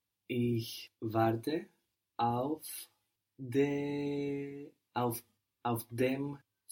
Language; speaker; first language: German; non-native, learner; English